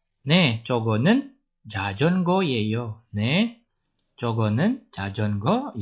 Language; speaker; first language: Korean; non-native, fluent; Indonesian